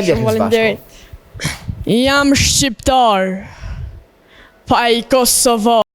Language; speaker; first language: Albanian; early bilingual, heritage; Albanian